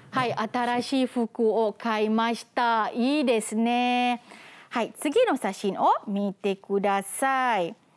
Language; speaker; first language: Japanese; non-native, fluent; Malay